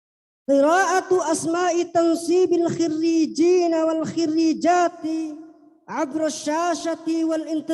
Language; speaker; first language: Arabic; non-native, fluent; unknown